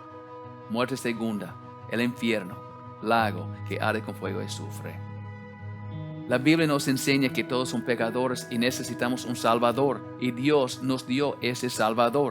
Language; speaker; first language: Spanish; non-native, learner; English